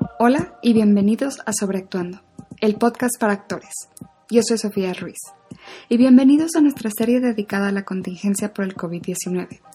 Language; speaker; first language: Spanish; native; Spanish